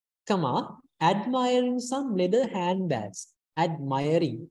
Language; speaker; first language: English; non-native, local second language; Sinhala